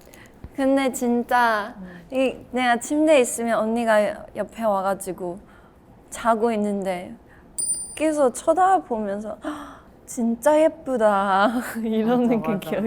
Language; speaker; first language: Korean; non-native, fluent; Chinese